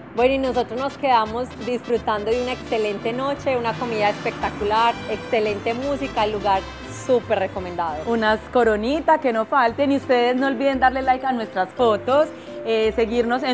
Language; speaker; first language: Spanish; native; Spanish